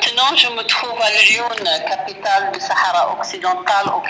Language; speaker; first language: French; non-native, local second language; Arabic